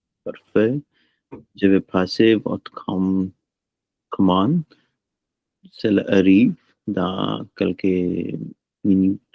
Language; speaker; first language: French; non-native, learner; Punjabi